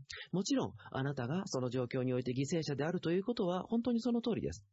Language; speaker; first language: Japanese; native; Japanese